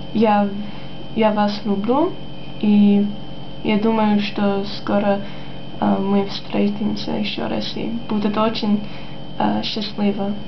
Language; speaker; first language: Russian; non-native, learner; English